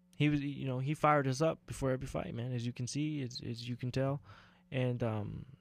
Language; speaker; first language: English; native; English